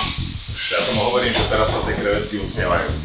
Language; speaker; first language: Slovak; native; Slovak